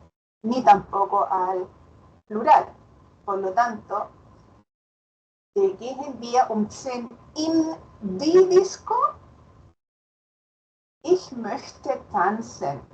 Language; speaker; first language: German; non-native, fluent; Spanish